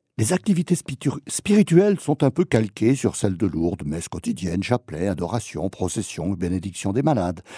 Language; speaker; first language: French; native; French